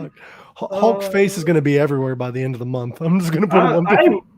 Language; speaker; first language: English; native; English